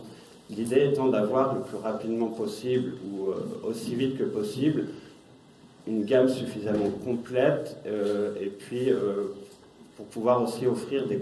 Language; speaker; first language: French; native; French